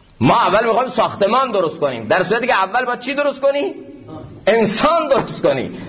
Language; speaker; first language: Persian; native; Persian